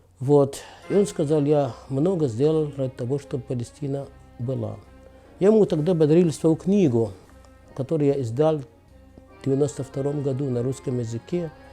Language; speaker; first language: Russian; non-native, fluent; Arabic